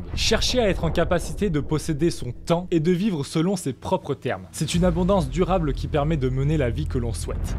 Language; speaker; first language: French; native; French